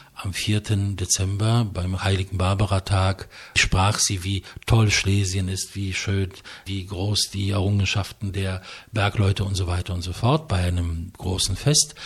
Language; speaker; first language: German; non-native, fluent; Polish